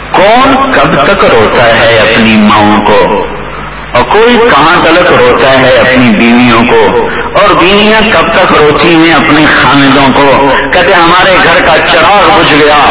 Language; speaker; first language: Urdu; non-native, local second language; Punjabi